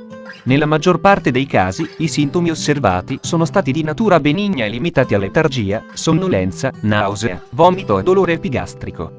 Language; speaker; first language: Italian; native; Italian